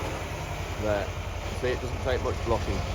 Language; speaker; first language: English; native; English